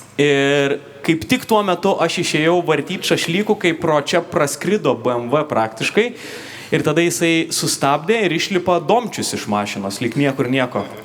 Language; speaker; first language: Lithuanian; native; Lithuanian